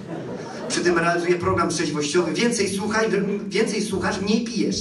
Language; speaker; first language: Polish; native; Polish